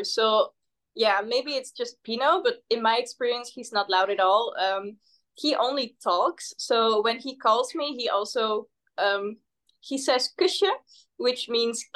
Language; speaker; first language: English; non-native, fluent; Dutch